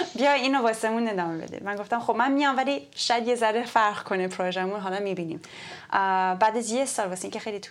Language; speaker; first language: Persian; early bilingual, heritage; Persian